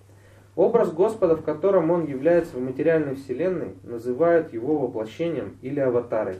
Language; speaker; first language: Russian; native; Russian